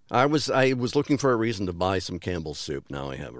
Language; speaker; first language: English; native; English